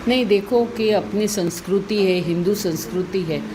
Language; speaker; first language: Hindi; non-native, local second language; Marathi